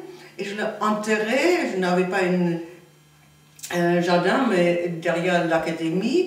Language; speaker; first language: French; non-native, fluent; German